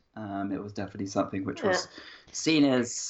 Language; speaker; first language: English; native; English